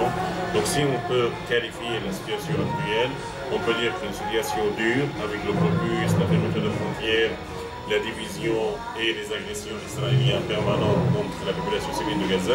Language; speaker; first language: French; non-native, fluent; Arabic